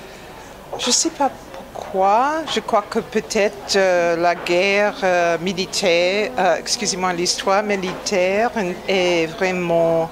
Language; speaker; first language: French; non-native, fluent; English